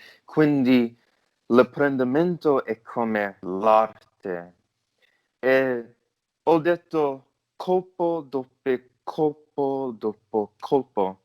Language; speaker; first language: Italian; non-native, learner; English